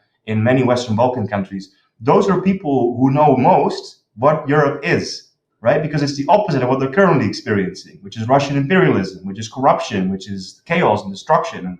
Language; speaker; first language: English; non-native, fluent; Dutch